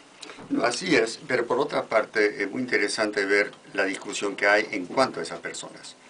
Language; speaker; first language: Spanish; non-native, fluent; English